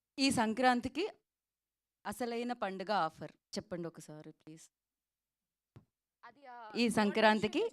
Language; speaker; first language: Telugu; native; Telugu